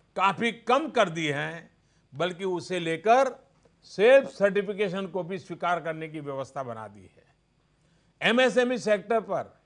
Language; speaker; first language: Hindi; non-native, local second language; Gujarati